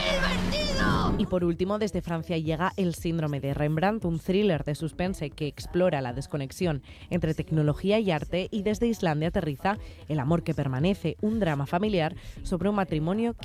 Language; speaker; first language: Spanish; native; Spanish